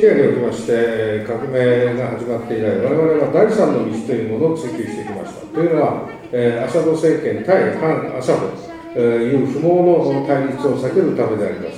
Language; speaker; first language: Japanese; native; Japanese